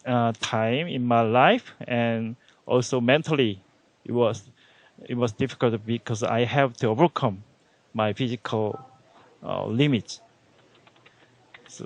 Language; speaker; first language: English; non-native, learner; Korean